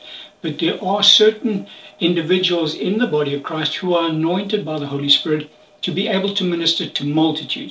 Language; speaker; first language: English; native; English